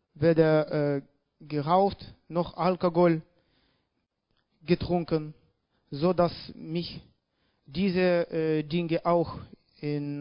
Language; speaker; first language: German; non-native, learner; Russian